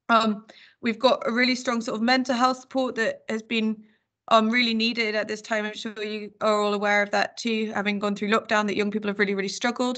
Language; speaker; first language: English; native; English